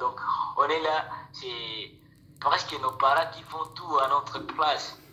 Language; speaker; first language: French; non-native, local second language; Rundi